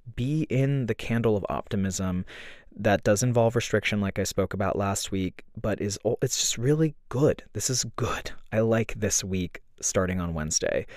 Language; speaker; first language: English; native; English